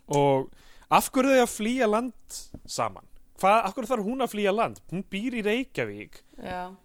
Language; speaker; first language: Icelandic; native; Icelandic